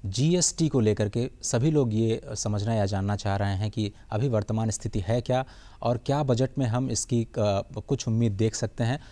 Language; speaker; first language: Hindi; native; Hindi